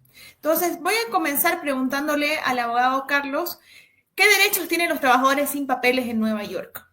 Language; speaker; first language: Spanish; native; Spanish